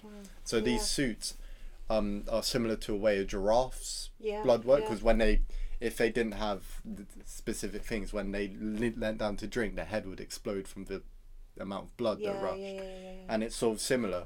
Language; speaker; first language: English; native; English